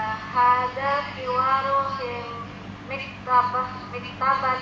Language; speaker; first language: Arabic; non-native, learner; Indonesian